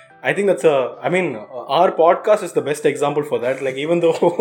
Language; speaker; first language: English; non-native, local second language; Tamil